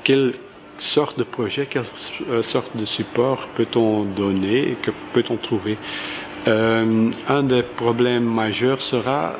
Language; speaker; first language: French; non-native, local second language; Dutch